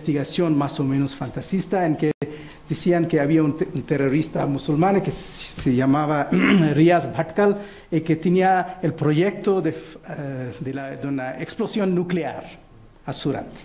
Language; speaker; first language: Spanish; non-native, fluent; Portuguese